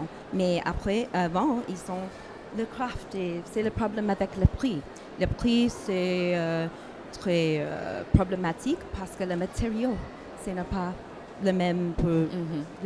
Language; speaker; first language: French; non-native, learner; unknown